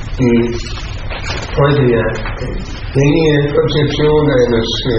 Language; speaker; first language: German; native; German